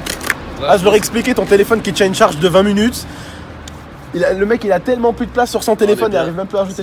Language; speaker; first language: French; native; French